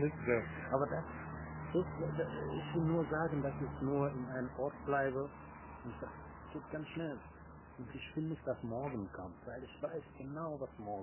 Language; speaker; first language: German; non-native, learner; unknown